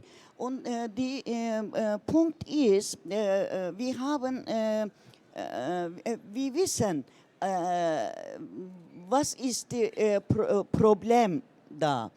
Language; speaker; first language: German; non-native, learner; Turkish